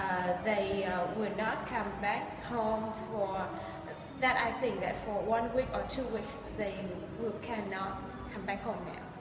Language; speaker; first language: English; non-native, learner; Vietnamese